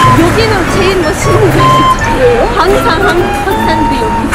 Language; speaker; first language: Korean; non-native, fluent; Turkish